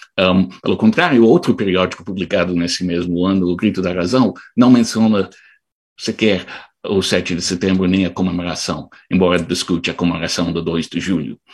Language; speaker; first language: Portuguese; non-native, fluent; English